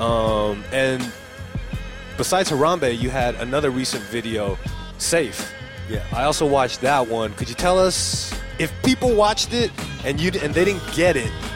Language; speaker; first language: English; early bilingual, other home language; Chinese